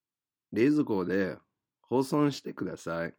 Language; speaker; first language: Japanese; non-native, fluent; English